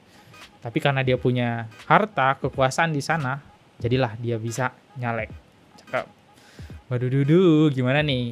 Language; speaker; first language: Indonesian; native; Indonesian